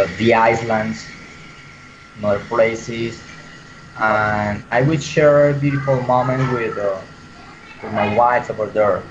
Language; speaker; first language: English; non-native, learner; Spanish